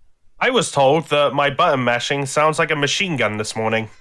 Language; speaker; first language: English; native; English